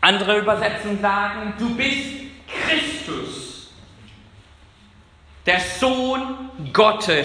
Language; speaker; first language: German; non-native, fluent; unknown